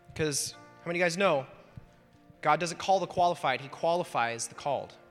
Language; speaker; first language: English; native; English